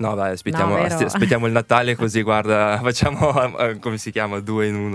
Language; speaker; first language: Italian; early bilingual, other home language; Russian